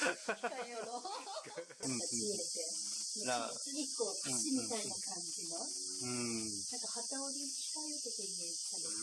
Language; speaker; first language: Japanese; native; Japanese